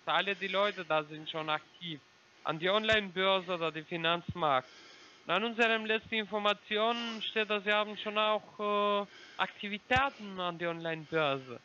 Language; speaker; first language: German; non-native, learner; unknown